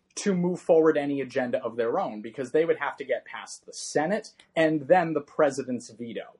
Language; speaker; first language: English; native; English